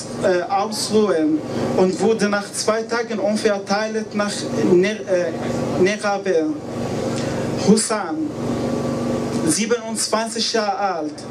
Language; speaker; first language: German; non-native, learner; Arabic